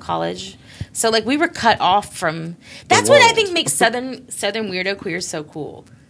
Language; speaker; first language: English; native; English